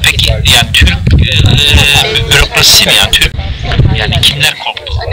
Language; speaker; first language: Turkish; native; Turkish